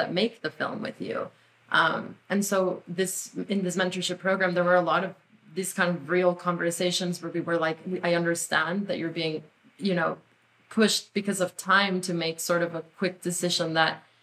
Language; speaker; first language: English; non-native, fluent; Spanish